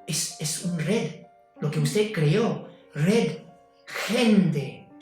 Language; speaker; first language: Spanish; non-native, fluent; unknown